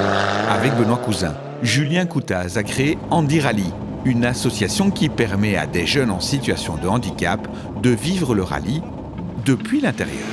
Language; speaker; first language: French; native; French